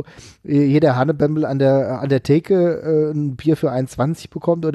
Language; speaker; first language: German; native; German